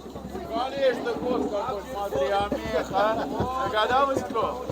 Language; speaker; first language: Russian; native; Russian